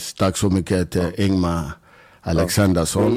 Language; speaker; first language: Swedish; non-native, fluent; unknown